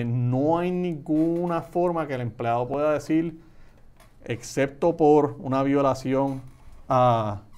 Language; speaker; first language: Spanish; native; Spanish